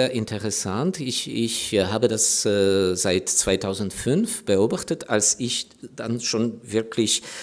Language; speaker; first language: German; non-native, fluent; Ukrainian